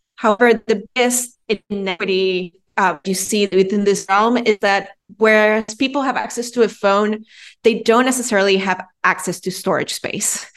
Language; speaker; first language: English; non-native, fluent; Spanish